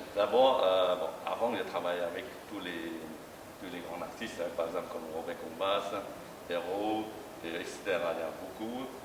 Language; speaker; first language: French; non-native, learner; Chinese